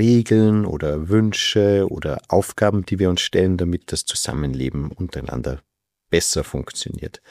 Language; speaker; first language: German; native; German